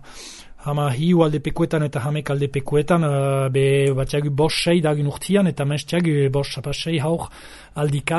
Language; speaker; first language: Basque; native; Basque